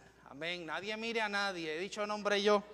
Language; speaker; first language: Spanish; native; Spanish